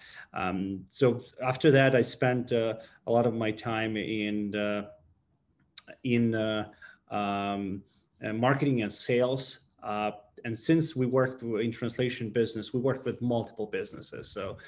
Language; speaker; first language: English; non-native, fluent; Ukrainian